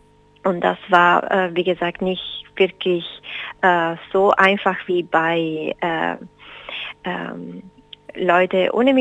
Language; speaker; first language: German; non-native, fluent; Spanish